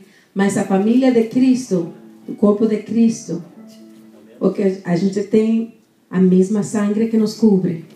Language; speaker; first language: Portuguese; non-native, fluent; Spanish